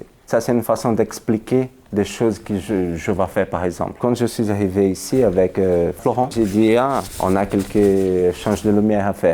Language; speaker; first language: French; non-native, fluent; Portuguese